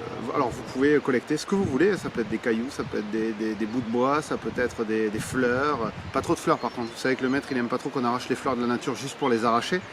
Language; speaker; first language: French; native; French